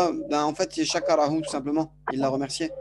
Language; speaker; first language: French; native; French